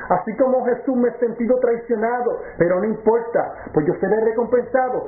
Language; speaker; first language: Spanish; native; Spanish